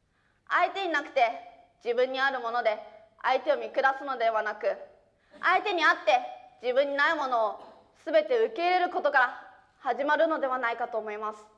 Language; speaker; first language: Japanese; early bilingual, other home language; Chinese